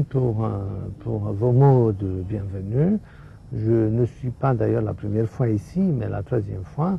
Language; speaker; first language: French; non-native, fluent; Romanian